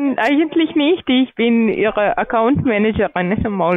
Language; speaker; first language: German; non-native, learner; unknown